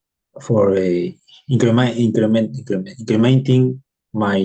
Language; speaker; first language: English; non-native, learner; Spanish